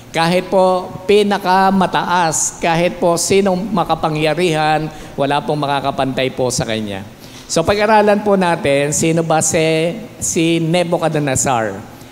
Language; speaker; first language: Filipino; native; Filipino